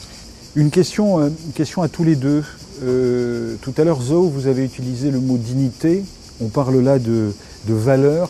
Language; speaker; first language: French; native; French